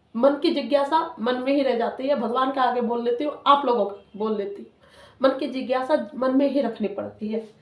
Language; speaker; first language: Hindi; native; Hindi